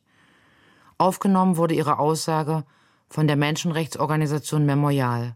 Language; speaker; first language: German; native; German